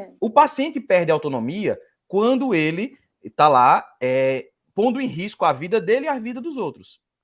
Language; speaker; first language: Portuguese; native; Portuguese